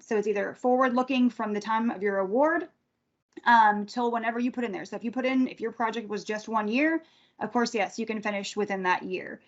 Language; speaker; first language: English; native; English